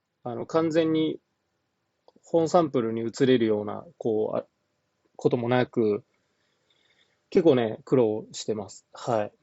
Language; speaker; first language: Japanese; native; Japanese